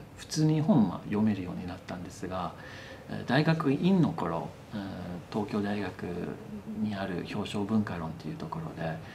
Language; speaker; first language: Japanese; non-native, fluent; English